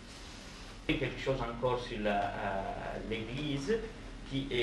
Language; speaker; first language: French; non-native, fluent; Italian